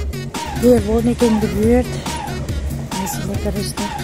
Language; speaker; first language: Dutch; non-native, learner; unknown